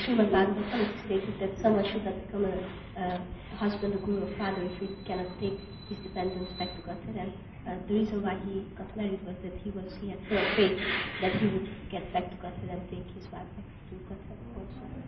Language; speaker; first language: English; non-native, fluent; Hungarian